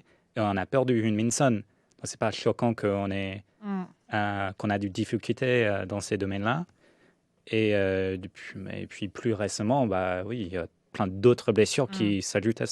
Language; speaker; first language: French; non-native, fluent; English